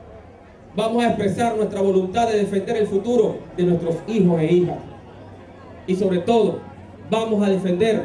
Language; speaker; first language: Spanish; native; Spanish